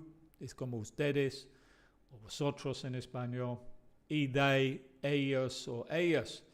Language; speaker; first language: Spanish; non-native, fluent; English